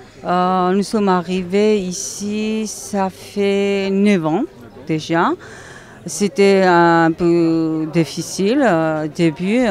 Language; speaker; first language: French; non-native, learner; Georgian